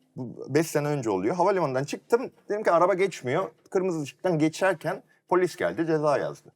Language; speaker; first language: Turkish; early bilingual, other home language; Korean